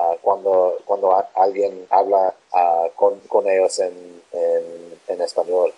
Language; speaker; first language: Spanish; non-native, learner; English